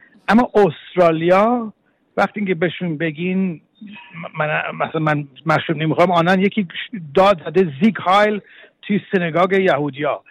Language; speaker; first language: Persian; early bilingual, heritage; Persian